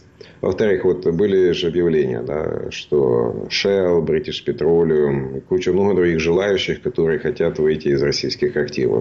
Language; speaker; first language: Russian; native; Russian